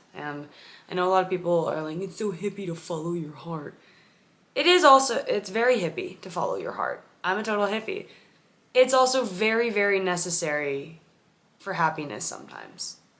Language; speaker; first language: English; native; English